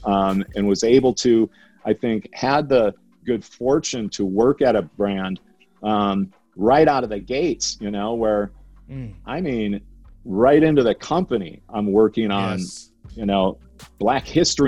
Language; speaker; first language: English; native; English